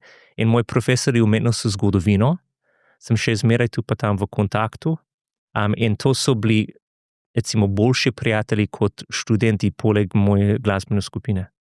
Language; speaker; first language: Slovenian; non-native, fluent; English